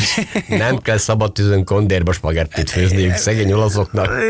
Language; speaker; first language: Hungarian; native; Hungarian